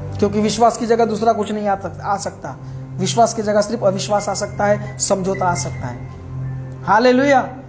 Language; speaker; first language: Hindi; non-native, local second language; Marathi